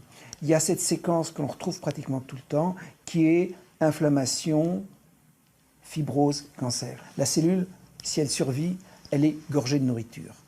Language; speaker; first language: French; native; French